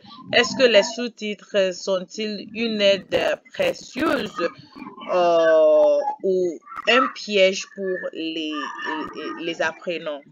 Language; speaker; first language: French; non-native, fluent; Igbo